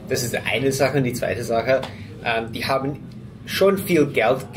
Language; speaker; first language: German; non-native, fluent; English